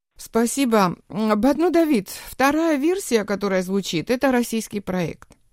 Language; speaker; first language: Russian; non-native, local second language; Georgian